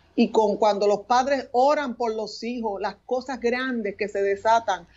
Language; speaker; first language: Spanish; native; Spanish